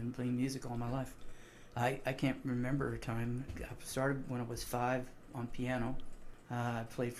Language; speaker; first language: English; native; English